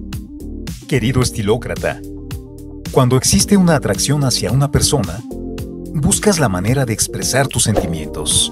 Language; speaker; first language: Spanish; native; Spanish